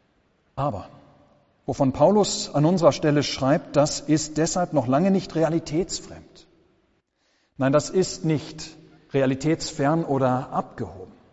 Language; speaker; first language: German; native; German